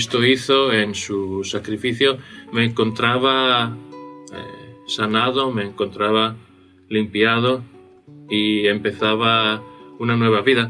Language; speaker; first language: Spanish; non-native, fluent; Greek